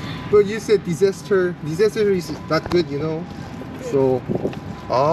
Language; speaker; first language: English; non-native, fluent; Korean